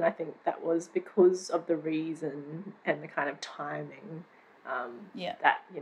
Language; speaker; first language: English; native; English